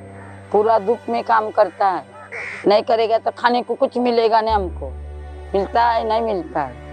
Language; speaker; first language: Hindi; non-native, local second language; Marathi